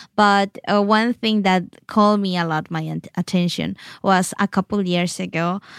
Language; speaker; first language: English; non-native, fluent; Spanish